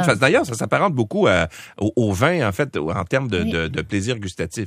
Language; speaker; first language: French; native; French